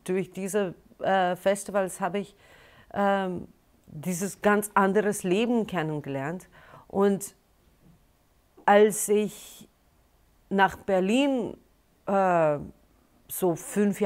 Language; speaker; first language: German; non-native, fluent; Russian